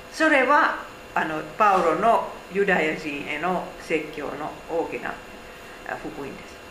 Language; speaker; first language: Japanese; non-native, fluent; Finnish